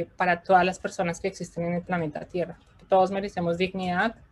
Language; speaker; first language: Spanish; native; Spanish